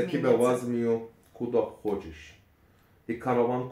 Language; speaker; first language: Russian; non-native, learner; Turkish